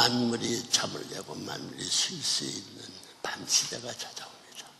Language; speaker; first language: Korean; native; Korean